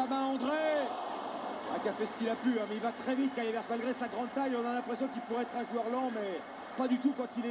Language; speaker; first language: French; native; French